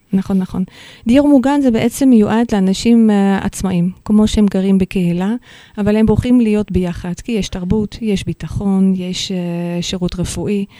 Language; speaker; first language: Hebrew; non-native, fluent; Dutch